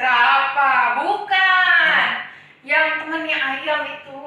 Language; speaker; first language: Indonesian; native; Indonesian